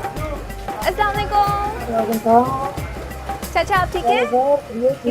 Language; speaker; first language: Hindi; non-native, fluent; Chinese